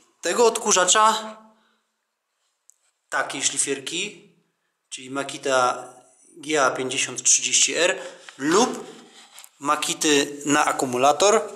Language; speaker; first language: Polish; native; Polish